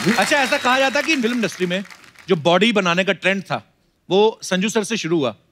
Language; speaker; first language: Hindi; native; Hindi